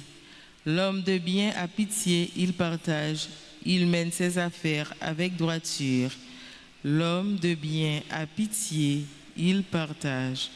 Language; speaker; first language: French; non-native, local second language; Haitian Creole